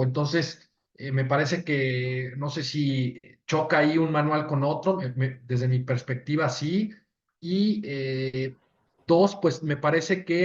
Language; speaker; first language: Spanish; native; Spanish